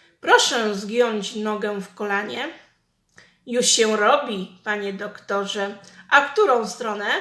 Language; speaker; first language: Polish; native; Polish